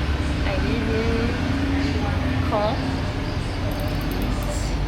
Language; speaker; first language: English; non-native, fluent; French